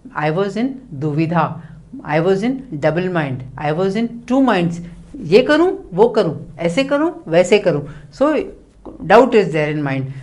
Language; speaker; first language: Hindi; non-native, local second language; Tamil